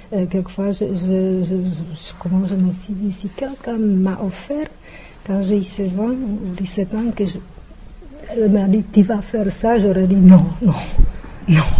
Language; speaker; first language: French; non-native, fluent; Czech